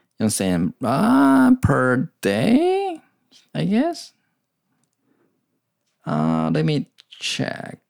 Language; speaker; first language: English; non-native, learner; Japanese